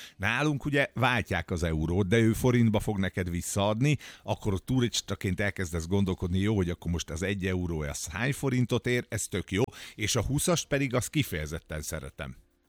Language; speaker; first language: Hungarian; native; Hungarian